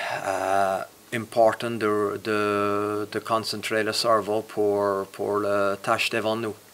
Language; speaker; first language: French; non-native, fluent; English